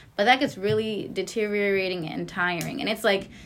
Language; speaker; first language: English; native; English